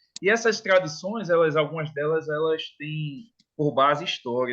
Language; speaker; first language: Portuguese; native; Portuguese